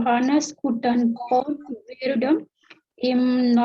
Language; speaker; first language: German; non-native, learner; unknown